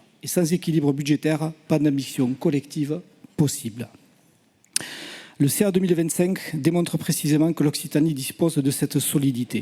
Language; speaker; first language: French; native; French